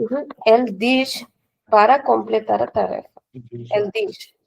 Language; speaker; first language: Portuguese; non-native, fluent; Hindi